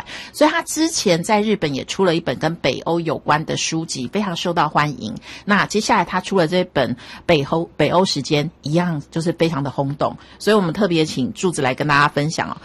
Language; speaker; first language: Chinese; native; Chinese